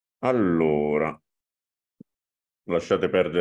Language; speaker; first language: Italian; native; Italian